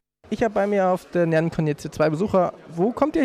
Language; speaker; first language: German; native; German